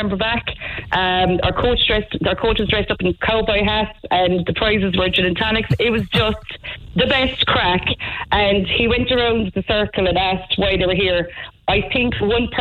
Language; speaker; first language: English; native; English